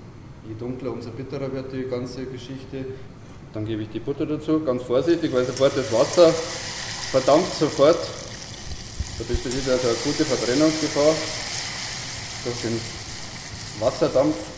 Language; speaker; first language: German; native; German